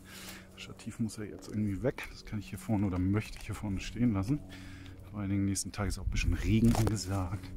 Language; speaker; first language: German; native; German